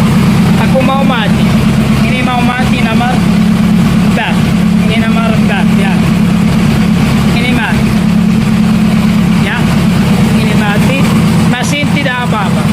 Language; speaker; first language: Indonesian; non-native, learner; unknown